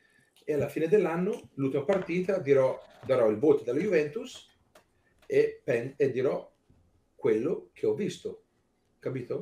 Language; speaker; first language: Italian; early bilingual, heritage; Italian